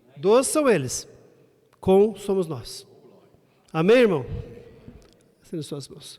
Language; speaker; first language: Portuguese; native; Portuguese